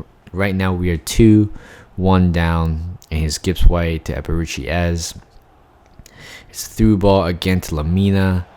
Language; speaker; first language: English; non-native, fluent; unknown